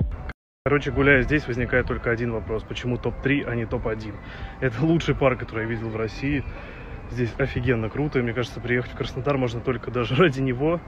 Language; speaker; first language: Russian; native; Russian